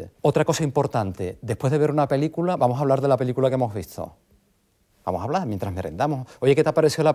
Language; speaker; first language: Spanish; native; Spanish